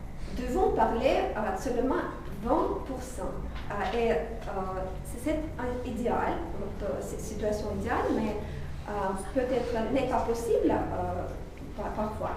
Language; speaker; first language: French; non-native, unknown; Russian